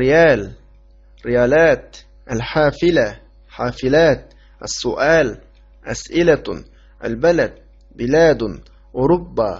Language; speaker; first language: Arabic; non-native, fluent; Uyghur